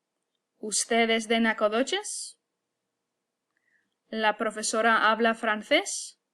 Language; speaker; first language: Spanish; non-native, fluent; English